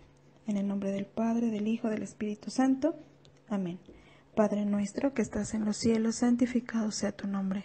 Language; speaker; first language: Spanish; native; Spanish